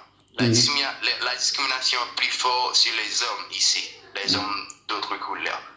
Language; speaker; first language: French; non-native, local second language; Haitian Creole